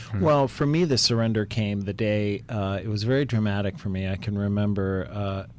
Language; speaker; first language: English; native; English